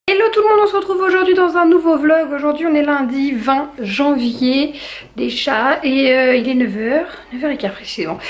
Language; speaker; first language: French; native; French